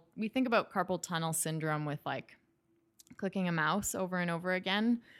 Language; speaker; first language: English; native; English